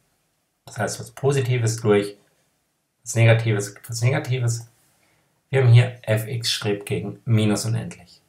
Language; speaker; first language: German; native; German